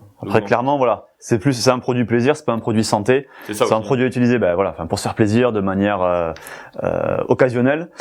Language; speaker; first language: French; native; French